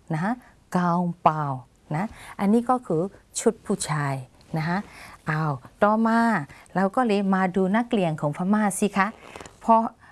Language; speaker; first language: Thai; non-native, fluent; Burmese